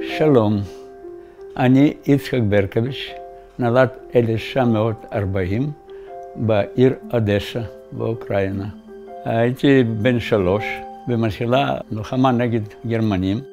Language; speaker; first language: Hebrew; non-native, fluent; Russian